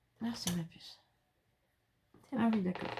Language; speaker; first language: French; native; French